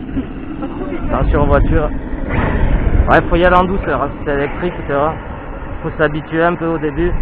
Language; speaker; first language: French; native; French